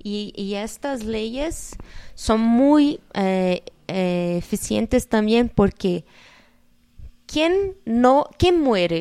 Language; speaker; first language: Spanish; non-native, fluent; Portuguese